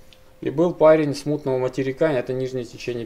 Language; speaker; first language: Russian; native; Russian